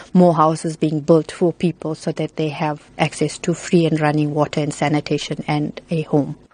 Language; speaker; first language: English; native; English